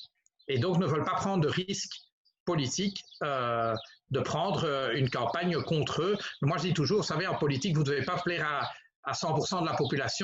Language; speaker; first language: French; native; French